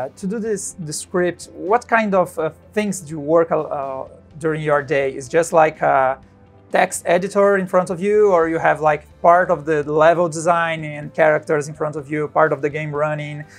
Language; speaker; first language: English; non-native, fluent; Portuguese